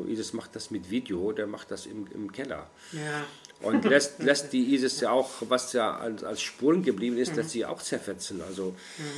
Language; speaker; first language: German; non-native, fluent; Arabic